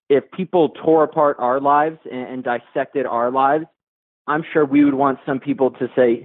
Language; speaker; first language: English; native; English